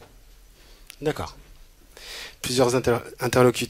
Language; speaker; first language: French; native; French